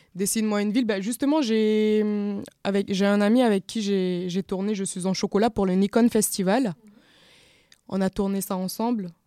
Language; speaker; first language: French; native; French